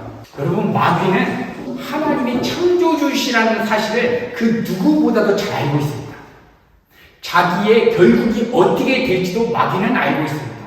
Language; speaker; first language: Korean; native; Korean